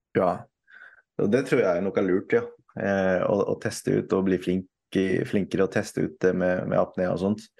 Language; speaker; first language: Norwegian; early bilingual, other home language; Filipino